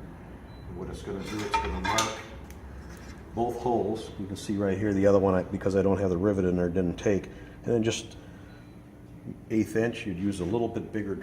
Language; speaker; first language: English; native; English